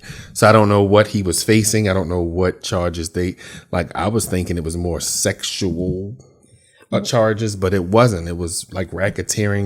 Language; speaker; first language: English; native; English